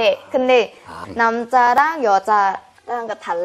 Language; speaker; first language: Korean; non-native, learner; Thai